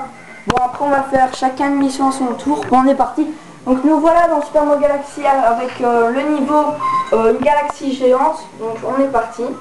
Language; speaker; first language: French; native; French